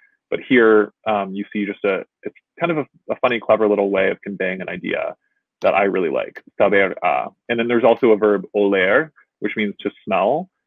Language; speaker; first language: English; native; English